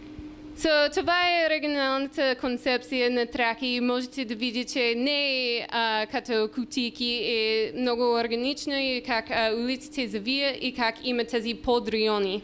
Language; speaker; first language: Bulgarian; non-native, learner; English